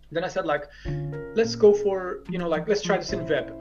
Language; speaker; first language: English; non-native, fluent; Turkish